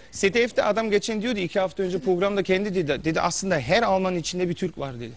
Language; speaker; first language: Turkish; early bilingual, heritage; Turkish